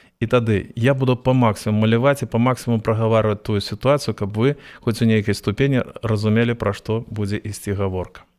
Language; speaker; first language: Belarusian; native; Belarusian